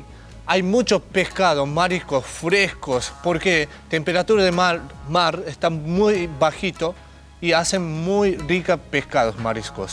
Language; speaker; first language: Spanish; non-native, learner; Japanese